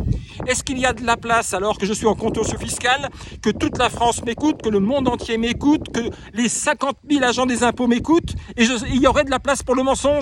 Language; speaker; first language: French; native; French